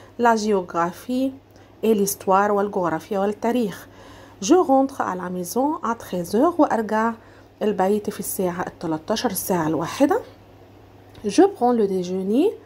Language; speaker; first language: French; non-native, fluent; Arabic